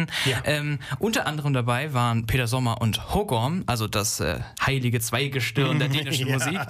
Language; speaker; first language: German; native; German